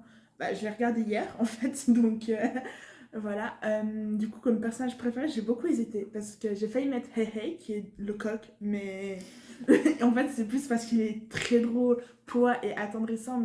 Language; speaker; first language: French; native; French